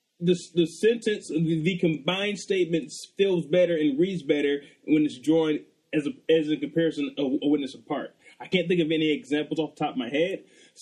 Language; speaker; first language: English; native; English